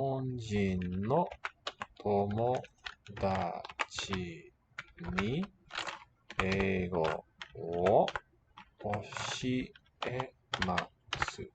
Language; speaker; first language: Japanese; non-native, learner; English